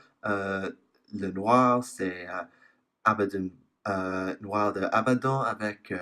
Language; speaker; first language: French; non-native, fluent; English